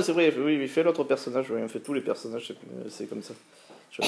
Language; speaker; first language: French; native; French